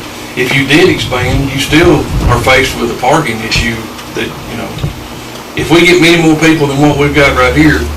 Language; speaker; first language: English; native; English